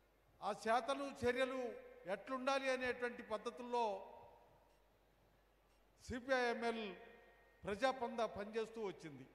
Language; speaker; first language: Telugu; native; Telugu